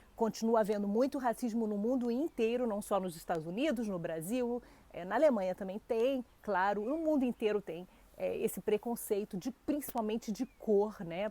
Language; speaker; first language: Portuguese; native; Portuguese